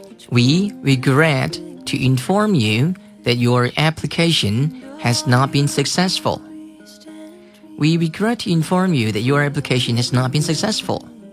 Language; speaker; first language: English; non-native, fluent; Chinese